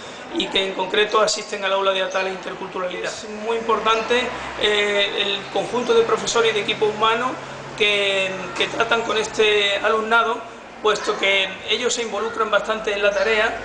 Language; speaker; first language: Spanish; native; Spanish